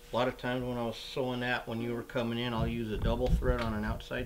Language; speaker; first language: English; native; English